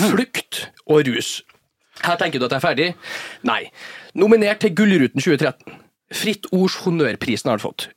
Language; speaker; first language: Norwegian; early bilingual, other home language; Albanian